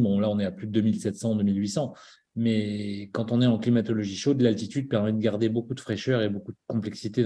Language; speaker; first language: French; native; French